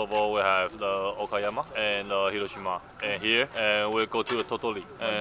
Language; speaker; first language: English; non-native, learner; Chinese